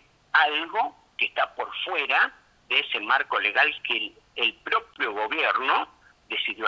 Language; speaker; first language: Spanish; native; Spanish